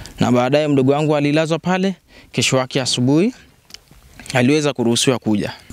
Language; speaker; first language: Swahili; non-native, local second language; Masai